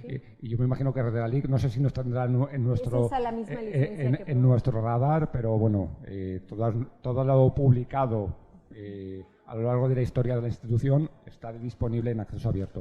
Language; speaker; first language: Spanish; native; Spanish